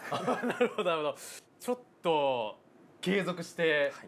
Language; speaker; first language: Japanese; native; Japanese